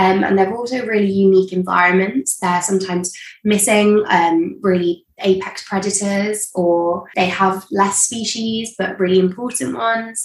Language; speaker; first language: English; native; English